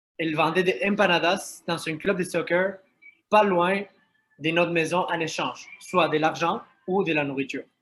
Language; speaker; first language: French; non-native, fluent; Spanish